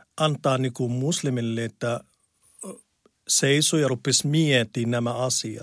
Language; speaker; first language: Finnish; non-native, learner; Arabic